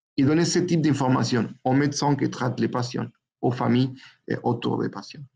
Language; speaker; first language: French; non-native, fluent; Spanish